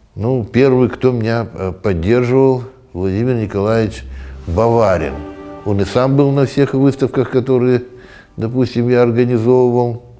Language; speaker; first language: Russian; native; Russian